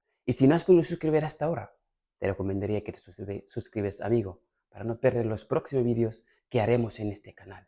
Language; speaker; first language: Spanish; non-native, fluent; Fula